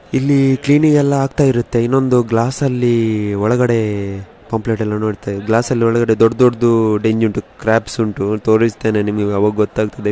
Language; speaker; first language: Kannada; non-native, local second language; Tulu